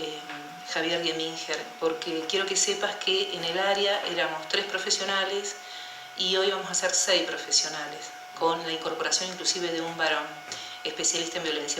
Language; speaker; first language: Spanish; native; Spanish